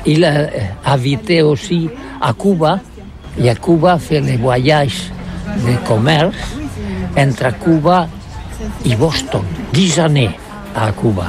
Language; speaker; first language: French; non-native, learner; Catalan